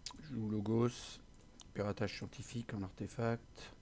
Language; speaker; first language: French; native; French